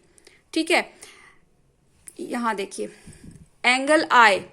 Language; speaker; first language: Hindi; native; Hindi